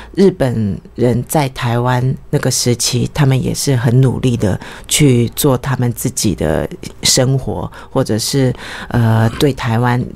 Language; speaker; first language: Chinese; early bilingual, other home language; Japanese